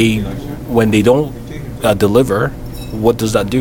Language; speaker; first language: English; non-native, local second language; Igbo